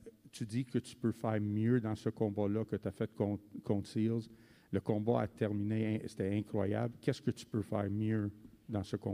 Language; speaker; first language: French; native; French